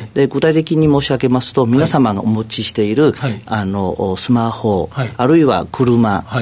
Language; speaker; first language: Japanese; non-native, fluent; Chinese